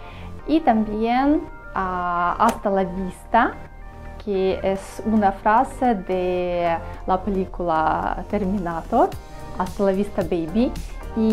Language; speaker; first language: Spanish; non-native, learner; Russian